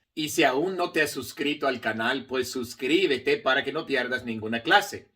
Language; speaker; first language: Spanish; non-native, fluent; English